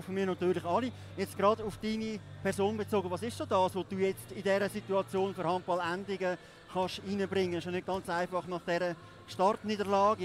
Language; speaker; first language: German; native; German